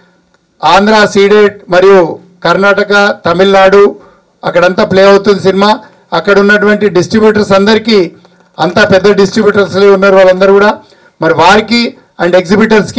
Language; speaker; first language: Telugu; native; Telugu